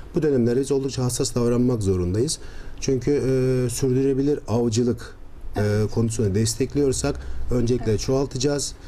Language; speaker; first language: Turkish; native; Turkish